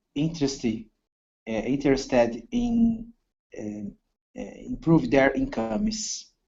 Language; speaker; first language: English; non-native, learner; Portuguese